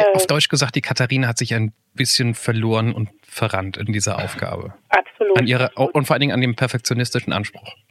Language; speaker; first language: German; native; German